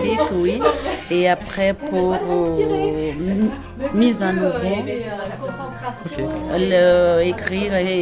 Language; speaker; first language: French; non-native, learner; Malagasy